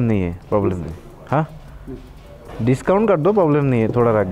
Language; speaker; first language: Hindi; non-native, learner; Bangla